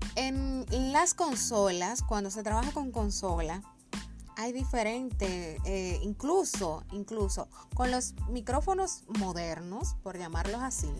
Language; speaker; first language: Spanish; native; Spanish